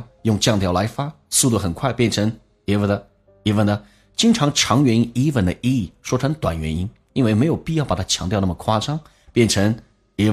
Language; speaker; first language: Chinese; native; Chinese